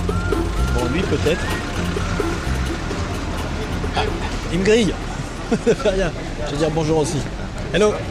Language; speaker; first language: French; native; French